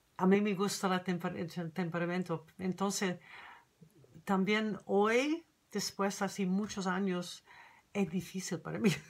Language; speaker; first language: Spanish; non-native, learner; English